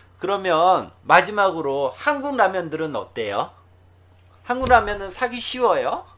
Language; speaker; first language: Korean; native; Korean